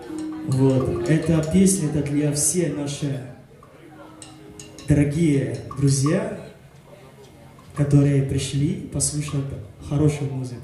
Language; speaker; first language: Russian; non-native, fluent; French